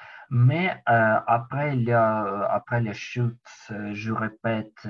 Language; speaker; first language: French; non-native, learner; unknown